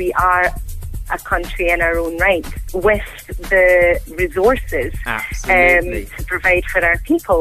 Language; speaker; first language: English; native; English